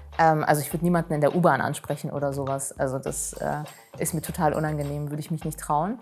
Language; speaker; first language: German; early bilingual, other home language; Turkish